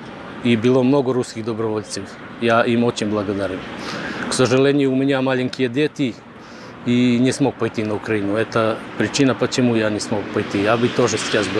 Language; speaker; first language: Russian; non-native, fluent; Serbian